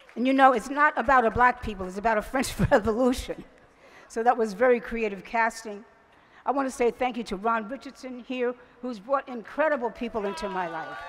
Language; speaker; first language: English; native; English